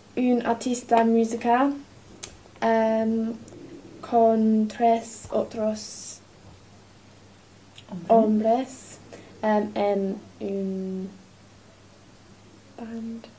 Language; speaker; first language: Spanish; non-native, learner; English